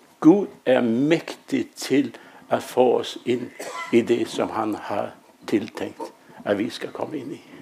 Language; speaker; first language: Danish; native; Danish